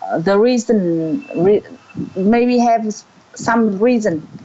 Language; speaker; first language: English; non-native, learner; Vietnamese